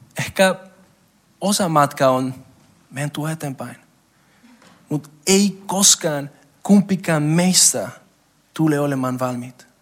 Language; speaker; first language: Finnish; non-native, fluent; Spanish